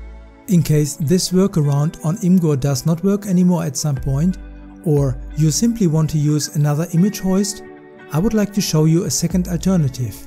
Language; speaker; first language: English; non-native, fluent; German